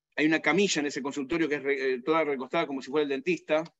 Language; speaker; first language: Spanish; native; Spanish